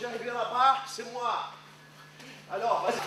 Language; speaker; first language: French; non-native, learner; Portuguese